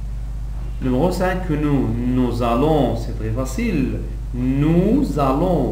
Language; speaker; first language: French; non-native, local second language; Arabic